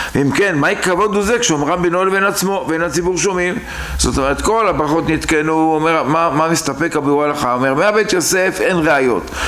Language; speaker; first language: Hebrew; native; Hebrew